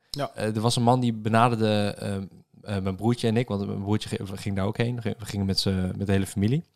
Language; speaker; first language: Dutch; native; Dutch